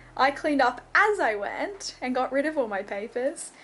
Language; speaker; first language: English; native; English